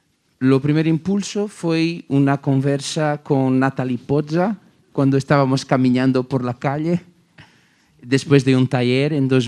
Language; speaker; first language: Spanish; non-native, learner; Portuguese